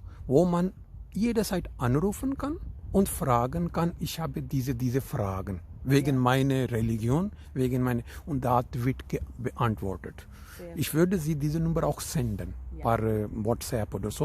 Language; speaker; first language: German; non-native, fluent; Urdu